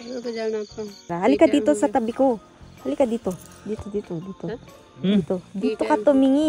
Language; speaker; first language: Filipino; native; Filipino